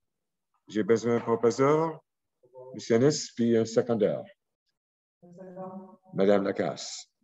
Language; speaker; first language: French; non-native, local second language; English